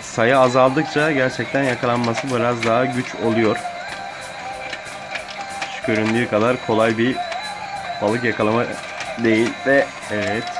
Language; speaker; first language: Turkish; native; Turkish